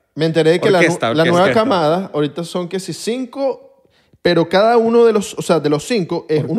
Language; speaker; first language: Spanish; native; Spanish